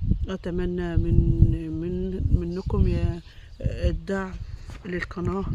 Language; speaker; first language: Arabic; native; Arabic